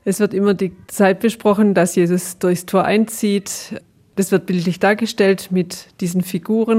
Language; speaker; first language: German; native; German